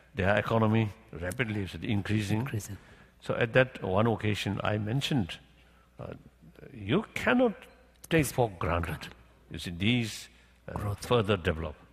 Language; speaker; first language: English; non-native, learner; Tibetan